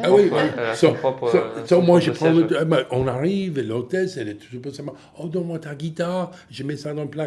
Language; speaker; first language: French; non-native, fluent; English